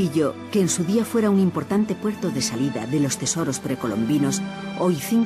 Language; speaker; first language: Spanish; native; Spanish